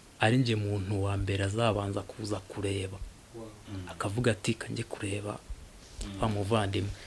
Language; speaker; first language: Kinyarwanda; early bilingual, heritage; Kinyarwanda